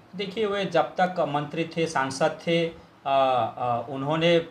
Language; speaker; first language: Hindi; non-native, local second language; Bangla